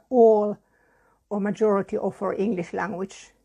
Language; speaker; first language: English; non-native, fluent; Finnish